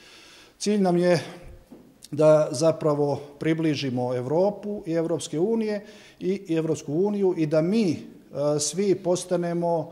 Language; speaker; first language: Serbian; native; Serbian